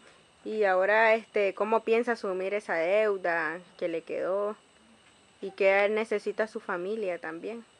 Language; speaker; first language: Spanish; native; Spanish